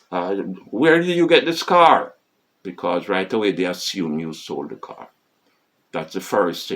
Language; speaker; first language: English; non-native, fluent; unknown